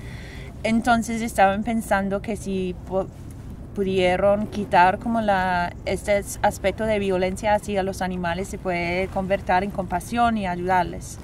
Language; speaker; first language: Spanish; non-native, fluent; English